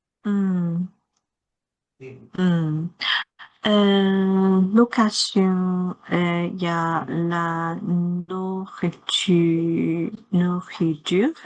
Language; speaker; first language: French; non-native, learner; Chinese